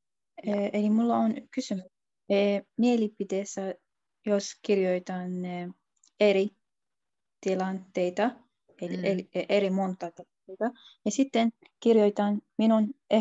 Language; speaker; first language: Finnish; non-native, learner; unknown